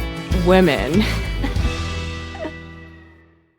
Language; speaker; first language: English; native; English